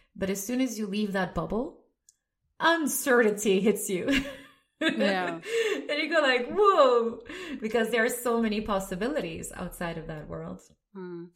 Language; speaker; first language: English; non-native, fluent; Swedish